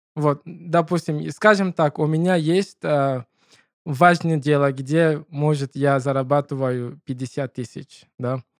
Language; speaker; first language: Russian; non-native, learner; English